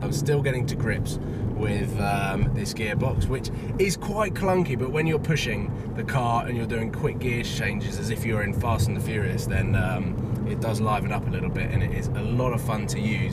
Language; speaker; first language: English; native; English